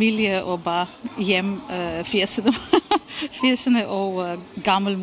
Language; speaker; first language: Danish; non-native, fluent; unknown